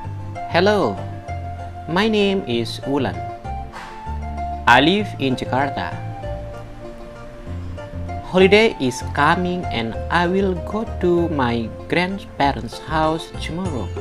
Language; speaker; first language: English; non-native, learner; Indonesian